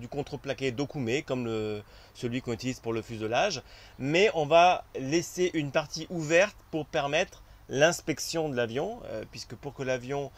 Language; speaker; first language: French; native; French